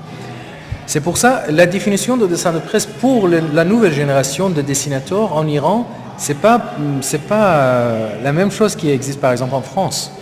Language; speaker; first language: French; non-native, learner; Persian